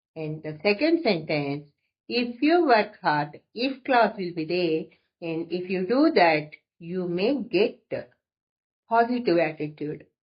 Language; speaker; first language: English; non-native, local second language; Telugu